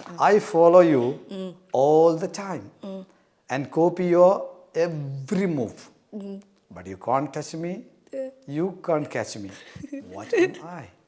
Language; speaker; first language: English; non-native, local second language; Malayalam